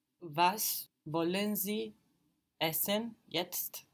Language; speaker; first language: German; non-native, learner; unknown